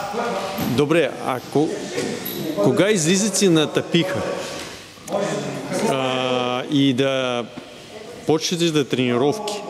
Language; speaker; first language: Bulgarian; non-native, learner; Russian